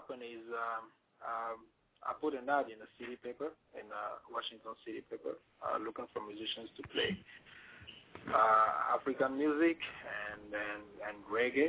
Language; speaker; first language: English; non-native, fluent; Ewe